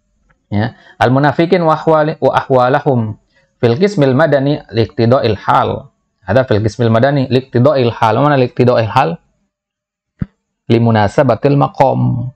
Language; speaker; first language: Arabic; non-native, fluent; Indonesian